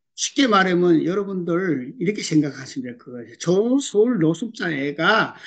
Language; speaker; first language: Korean; early bilingual, heritage; Korean